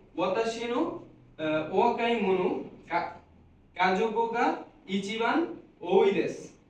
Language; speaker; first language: Japanese; non-native, learner; Bangla